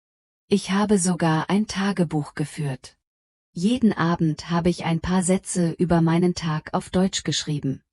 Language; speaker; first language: German; non-native, fluent; Polish